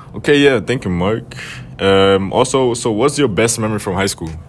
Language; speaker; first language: English; non-native, fluent; German